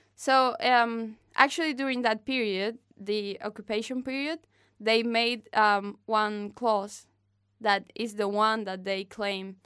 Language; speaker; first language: English; non-native, fluent; Spanish